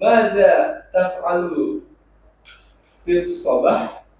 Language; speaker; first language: Arabic; non-native, learner; Indonesian